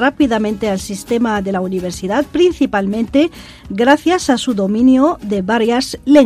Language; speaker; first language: Spanish; non-native, fluent; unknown